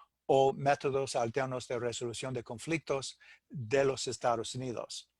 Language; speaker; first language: Spanish; non-native, fluent; English